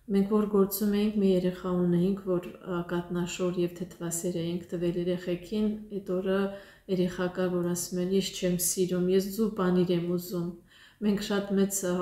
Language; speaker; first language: Armenian; native; Armenian